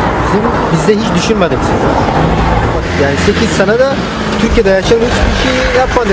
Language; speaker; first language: Turkish; non-native, learner; Arabic